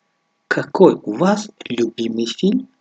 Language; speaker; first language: Russian; non-native, local second language; Tajik